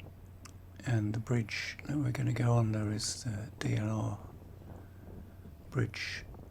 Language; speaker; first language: English; native; English